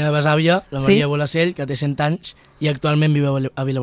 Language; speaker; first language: Catalan; native; Catalan